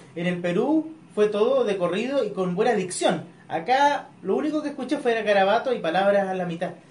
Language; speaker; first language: Spanish; native; Spanish